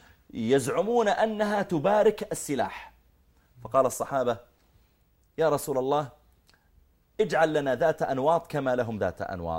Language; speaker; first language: Arabic; native; Arabic